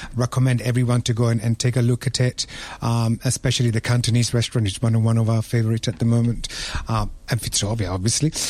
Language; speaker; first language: English; non-native, fluent; Italian